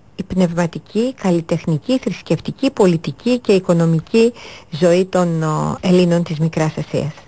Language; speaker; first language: Greek; early bilingual, other home language; Turkish